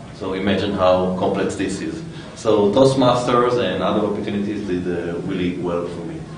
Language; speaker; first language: English; non-native, fluent; Hebrew